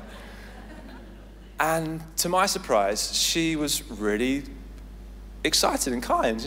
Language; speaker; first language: English; native; English